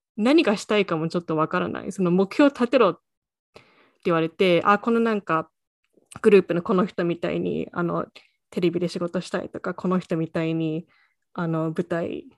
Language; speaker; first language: Japanese; early bilingual, heritage; Japanese